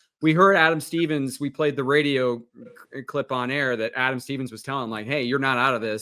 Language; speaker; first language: English; native; English